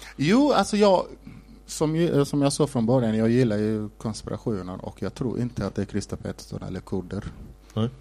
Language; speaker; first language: Swedish; non-native, fluent; Somali